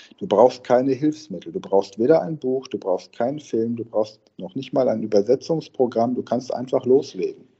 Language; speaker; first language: German; native; German